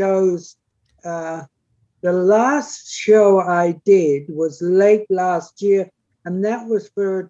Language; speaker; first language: English; native; English